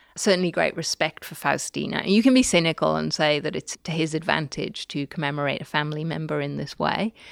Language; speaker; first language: English; native; English